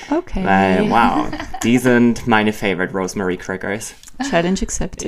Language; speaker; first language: German; native; German